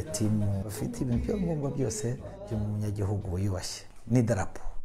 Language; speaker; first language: Kinyarwanda; early bilingual, heritage; Kinyarwanda